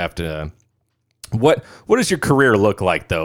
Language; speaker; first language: English; native; English